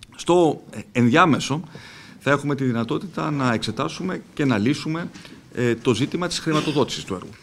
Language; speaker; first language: Greek; native; Greek